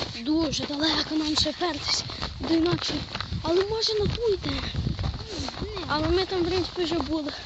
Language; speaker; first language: Ukrainian; native; Ukrainian